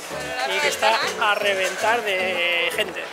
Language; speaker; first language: Spanish; native; Spanish